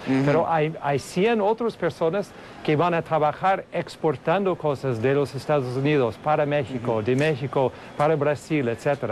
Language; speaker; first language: Spanish; non-native, fluent; English